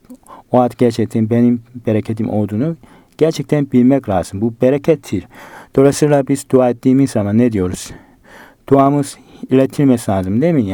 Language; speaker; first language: Turkish; non-native, fluent; Korean